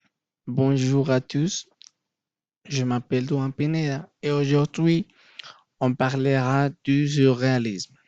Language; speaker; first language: French; non-native, learner; Spanish